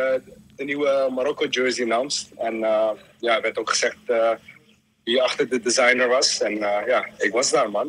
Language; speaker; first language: Dutch; early bilingual, other home language; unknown